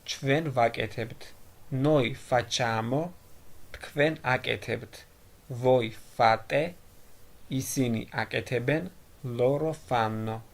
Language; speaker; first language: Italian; non-native, fluent; Georgian